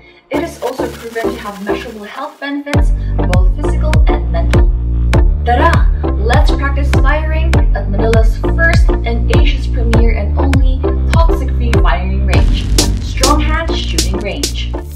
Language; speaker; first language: English; non-native, local second language; Filipino